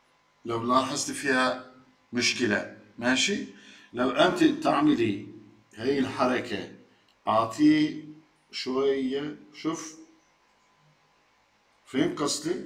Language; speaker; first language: Arabic; non-native, fluent; Turkish